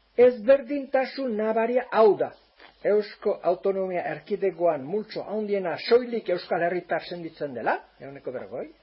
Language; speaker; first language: Basque; native; Basque